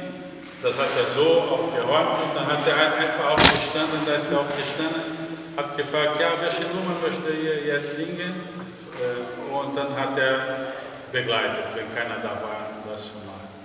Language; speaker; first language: German; non-native, fluent; Portuguese